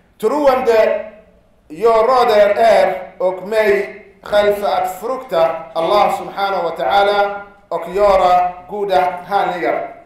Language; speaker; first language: Swedish; non-native, fluent; Arabic